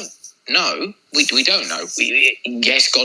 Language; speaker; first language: English; native; English